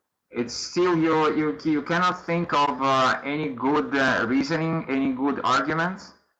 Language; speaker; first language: English; non-native, fluent; Russian